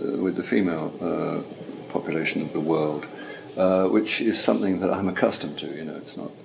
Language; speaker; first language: English; native; English